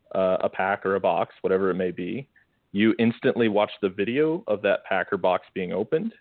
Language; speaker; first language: English; native; English